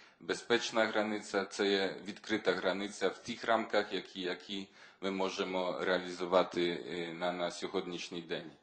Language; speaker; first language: Ukrainian; non-native, learner; Polish